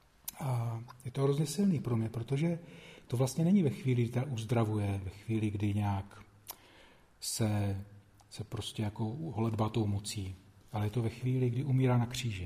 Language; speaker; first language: Czech; native; Czech